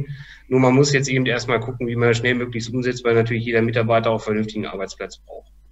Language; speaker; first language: German; native; German